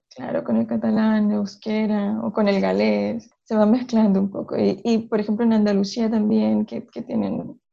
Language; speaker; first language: Spanish; native; Spanish